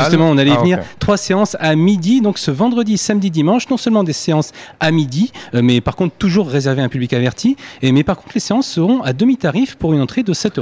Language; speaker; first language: French; native; French